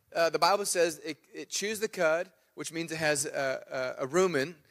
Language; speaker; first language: English; native; English